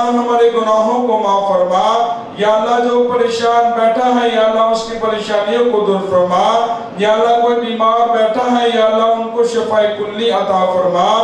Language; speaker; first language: Urdu; non-native, local second language; Punjabi